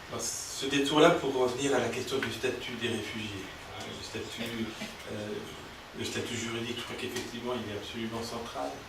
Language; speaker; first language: French; native; French